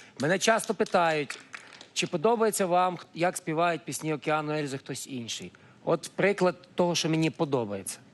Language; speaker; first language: Ukrainian; native; Ukrainian